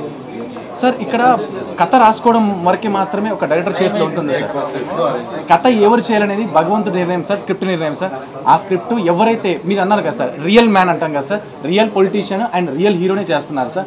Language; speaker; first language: Telugu; native; Telugu